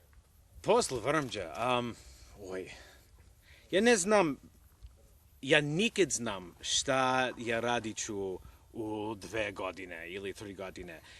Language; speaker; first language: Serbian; non-native, learner; English